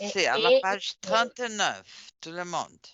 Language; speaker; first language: French; non-native, fluent; Portuguese